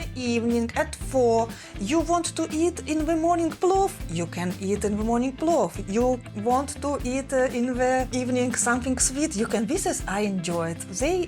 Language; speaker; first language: English; non-native, fluent; Russian